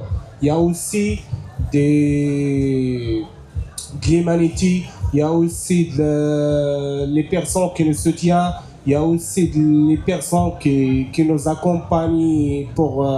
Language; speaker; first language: French; non-native, learner; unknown